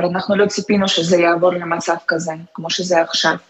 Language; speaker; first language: Hebrew; non-native, fluent; Russian